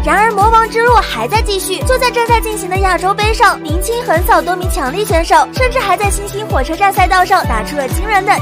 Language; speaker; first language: Chinese; native; Chinese